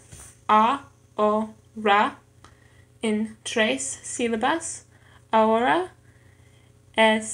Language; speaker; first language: Spanish; non-native, learner; English